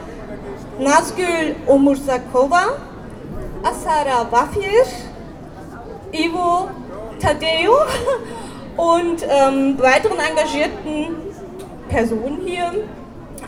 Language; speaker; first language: German; early bilingual, other home language; Turkish